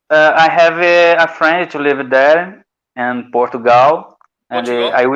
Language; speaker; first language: English; non-native, learner; Portuguese